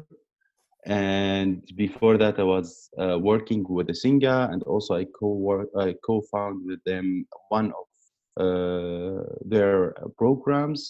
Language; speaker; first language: English; non-native, learner; Arabic